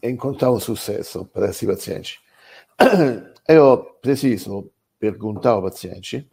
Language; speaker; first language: Portuguese; non-native, learner; Italian